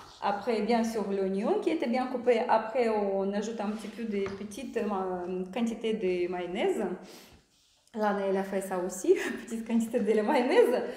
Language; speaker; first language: French; non-native, learner; Russian